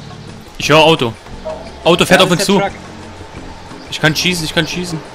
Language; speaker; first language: German; native; German